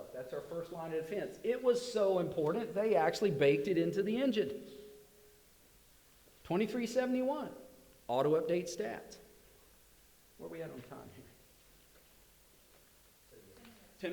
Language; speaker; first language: English; native; English